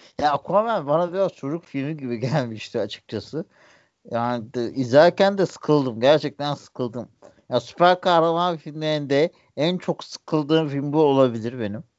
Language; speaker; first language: Turkish; native; Turkish